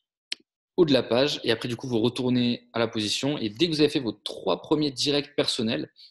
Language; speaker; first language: French; native; French